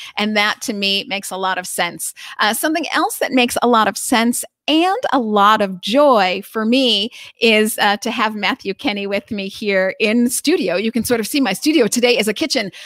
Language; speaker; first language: English; native; English